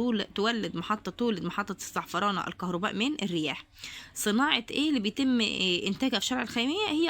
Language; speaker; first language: Arabic; native; Arabic